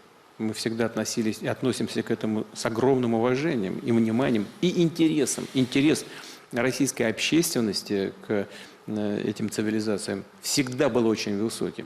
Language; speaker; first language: Russian; native; Russian